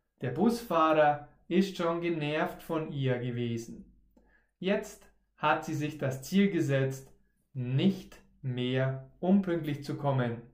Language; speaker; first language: German; native; German